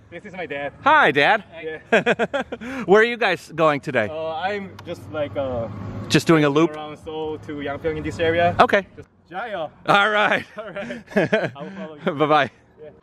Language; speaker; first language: English; native; English